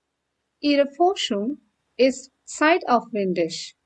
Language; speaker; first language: German; non-native, fluent; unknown